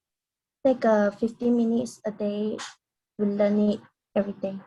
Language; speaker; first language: English; non-native, learner; Chinese